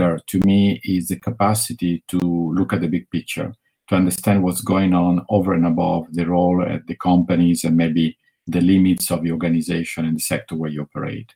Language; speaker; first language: English; non-native, fluent; Italian